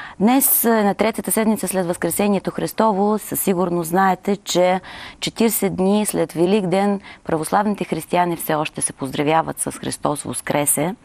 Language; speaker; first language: Bulgarian; native; Bulgarian